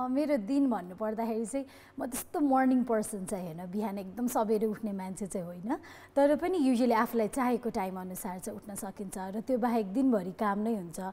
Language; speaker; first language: Nepali; non-native, local second language; Newari